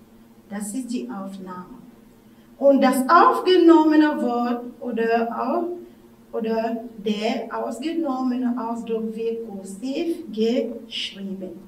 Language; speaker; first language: German; non-native, fluent; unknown